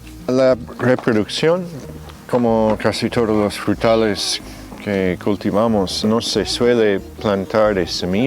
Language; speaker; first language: Spanish; non-native, fluent; English